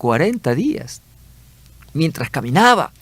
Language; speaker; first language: Spanish; native; Spanish